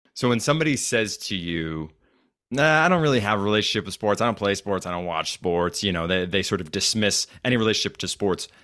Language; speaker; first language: English; native; English